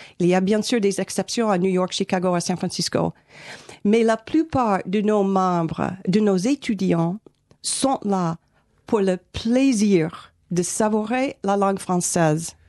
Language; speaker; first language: French; non-native, fluent; English